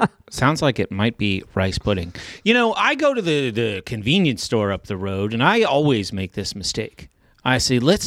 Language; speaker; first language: English; native; English